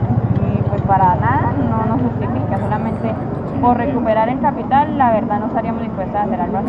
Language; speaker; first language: Spanish; native; Spanish